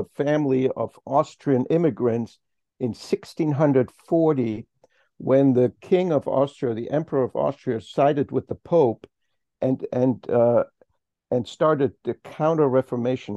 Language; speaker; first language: English; non-native, fluent; German